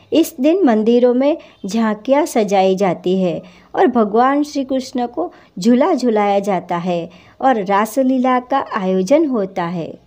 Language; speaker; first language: Hindi; non-native, local second language; Gujarati